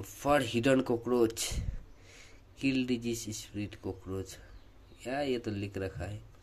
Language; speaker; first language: Hindi; non-native, local second language; Nepali